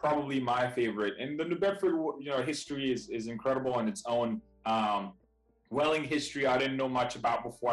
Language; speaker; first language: English; non-native, fluent; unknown